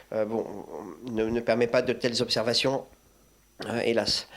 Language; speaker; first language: French; native; French